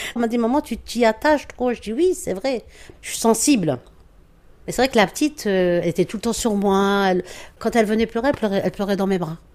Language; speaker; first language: French; native; French